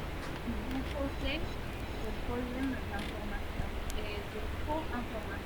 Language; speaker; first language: French; non-native, learner; Spanish